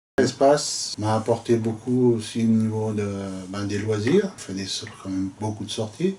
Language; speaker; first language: French; native; French